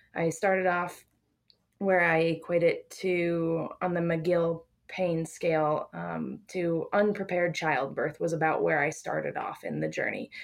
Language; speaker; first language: English; native; English